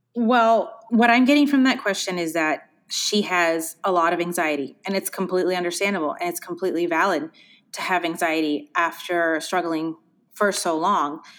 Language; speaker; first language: English; native; English